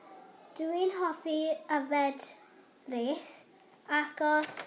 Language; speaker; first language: Welsh; non-native, local second language; English